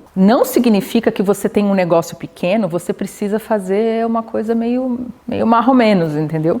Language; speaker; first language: Portuguese; native; Portuguese